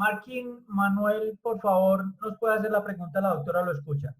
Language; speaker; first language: Spanish; native; Spanish